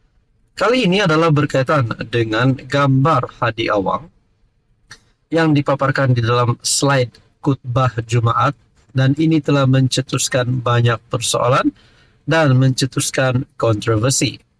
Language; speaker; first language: Malay; native; Malay